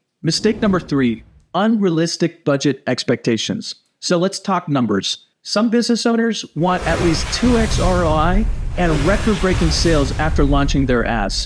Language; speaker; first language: English; native; English